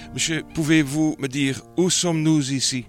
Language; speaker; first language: French; non-native, learner; Dutch